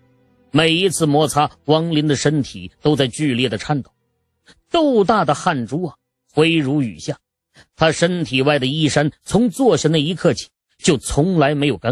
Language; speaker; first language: Chinese; native; Chinese